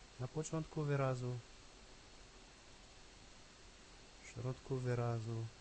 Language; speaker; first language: Polish; non-native, learner; Arabic